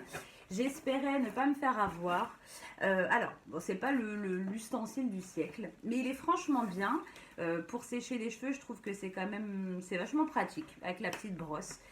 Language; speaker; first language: French; native; French